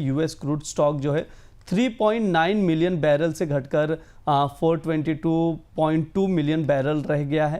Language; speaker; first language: Hindi; native; Hindi